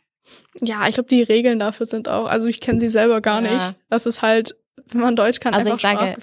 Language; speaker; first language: German; native; German